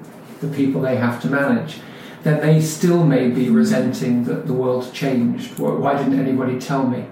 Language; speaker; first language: English; native; English